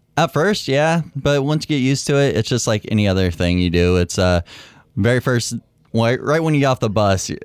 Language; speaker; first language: English; native; English